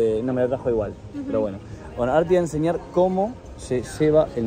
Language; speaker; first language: Spanish; native; Spanish